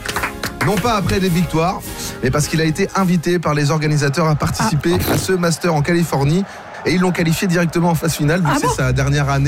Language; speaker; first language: French; native; French